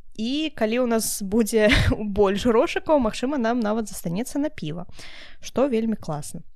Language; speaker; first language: Belarusian; non-native, local second language; Russian